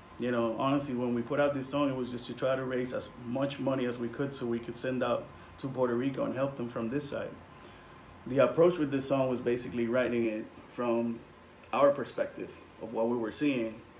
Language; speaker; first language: English; non-native, local second language; Spanish